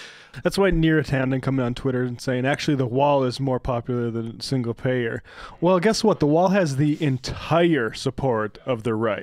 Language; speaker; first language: English; native; English